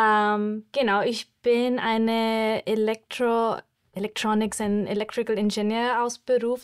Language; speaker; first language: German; non-native, fluent; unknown